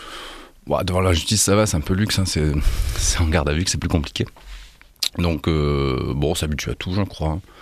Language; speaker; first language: French; native; French